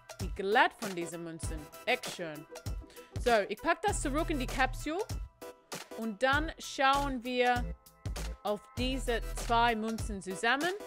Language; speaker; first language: German; non-native, learner; English